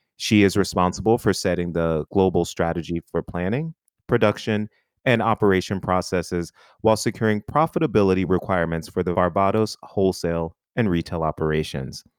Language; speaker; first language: English; native; English